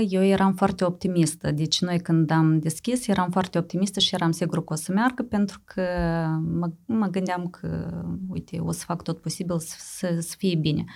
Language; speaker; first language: Romanian; native; Romanian